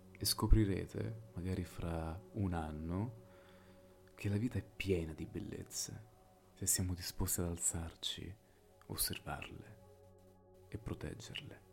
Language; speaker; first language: Italian; native; Italian